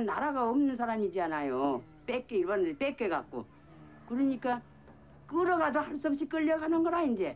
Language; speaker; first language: Korean; native; Korean